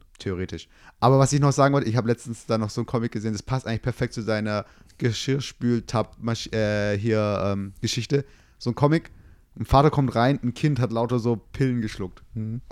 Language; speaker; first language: German; early bilingual, other home language; Turkish